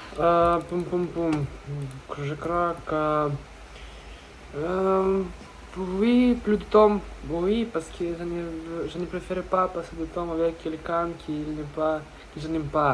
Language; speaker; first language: French; non-native, learner; Russian